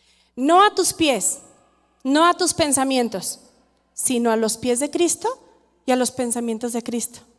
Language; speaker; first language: Spanish; native; Spanish